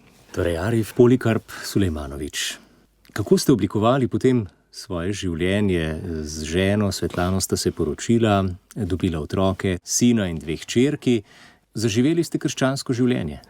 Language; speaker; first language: Slovenian; native; Slovenian